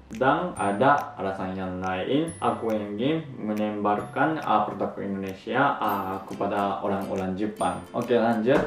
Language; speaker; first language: Indonesian; non-native, fluent; Japanese